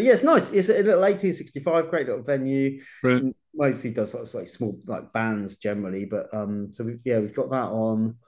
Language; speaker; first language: English; native; English